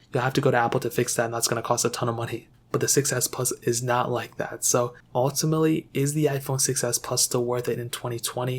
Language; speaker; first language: English; native; English